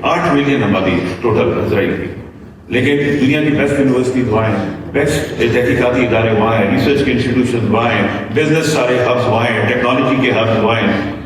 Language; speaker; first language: Urdu; non-native, local second language; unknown